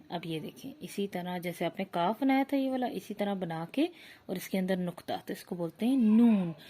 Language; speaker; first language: Urdu; native; Urdu